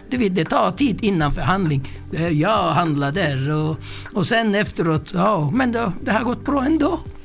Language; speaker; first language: Swedish; non-native, fluent; Turkish